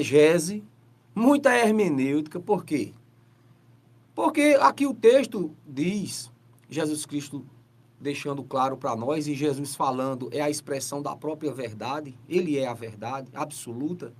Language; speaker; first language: Portuguese; native; Portuguese